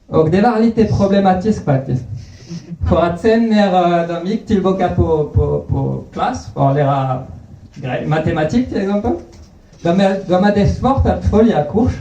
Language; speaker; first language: Swedish; non-native, fluent; French